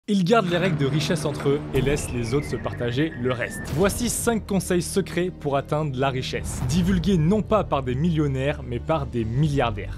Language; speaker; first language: French; native; French